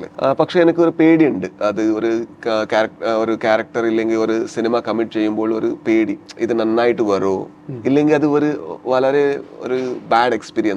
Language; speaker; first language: Malayalam; non-native, learner; Kannada